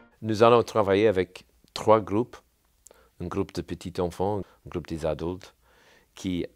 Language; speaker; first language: French; non-native, learner; English